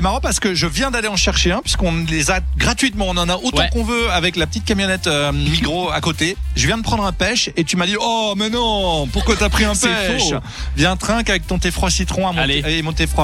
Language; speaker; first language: French; native; French